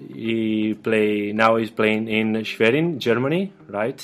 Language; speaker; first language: English; non-native, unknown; Italian